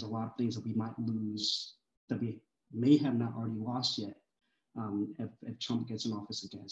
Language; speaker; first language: English; early bilingual, other home language; Swahili